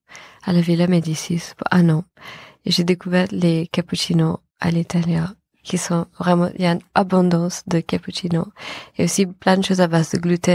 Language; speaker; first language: French; non-native, fluent; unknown